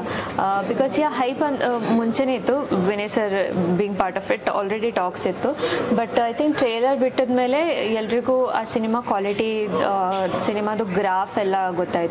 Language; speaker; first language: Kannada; non-native, local second language; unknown